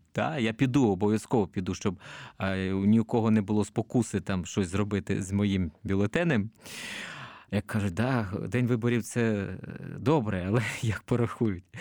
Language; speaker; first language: Ukrainian; native; Ukrainian